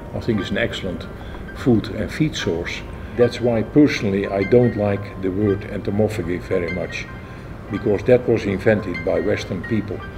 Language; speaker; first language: English; non-native, fluent; Dutch